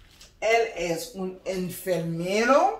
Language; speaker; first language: Spanish; non-native, learner; Haitian Creole